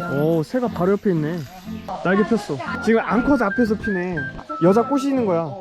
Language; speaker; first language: Korean; native; Korean